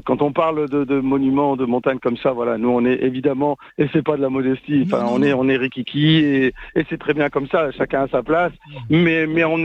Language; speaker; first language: French; native; French